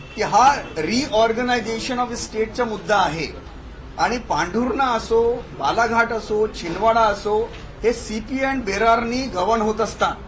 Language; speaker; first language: Marathi; native; Marathi